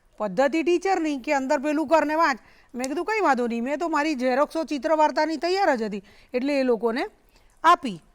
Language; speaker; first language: Gujarati; native; Gujarati